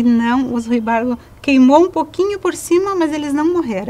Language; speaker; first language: Portuguese; native; Portuguese